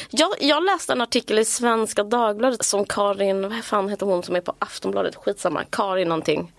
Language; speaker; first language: Swedish; native; Swedish